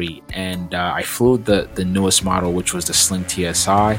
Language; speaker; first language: English; non-native, local second language; Yoruba